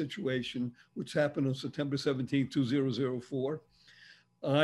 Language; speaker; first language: English; native; English